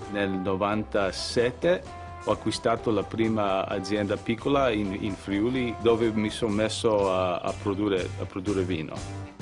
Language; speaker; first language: Italian; early bilingual, other home language; English